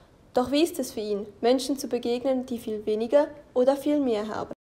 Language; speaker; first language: German; native; German